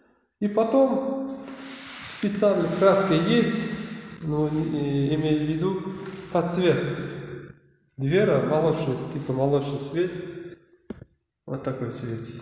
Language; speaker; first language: Russian; non-native, learner; Uzbek